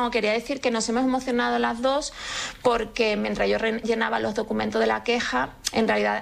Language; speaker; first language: Spanish; native; Spanish